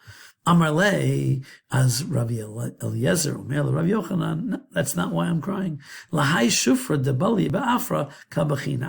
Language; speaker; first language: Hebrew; non-native, fluent; English